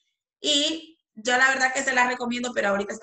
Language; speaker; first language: Spanish; native; Spanish